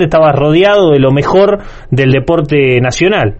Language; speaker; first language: Spanish; native; Spanish